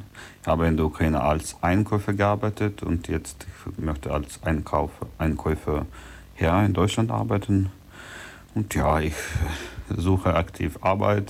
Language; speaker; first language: German; non-native, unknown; Russian